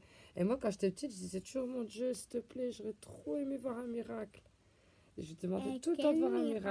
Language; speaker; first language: French; native; French